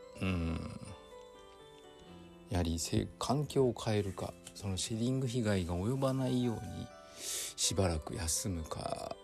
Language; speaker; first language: Japanese; native; Japanese